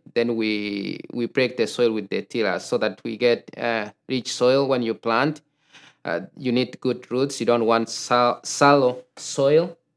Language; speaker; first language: English; non-native, local second language; Gusii